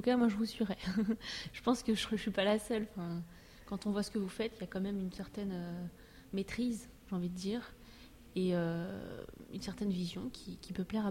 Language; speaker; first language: French; native; French